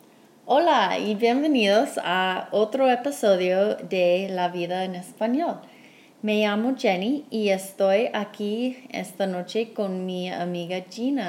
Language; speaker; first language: Spanish; non-native, fluent; English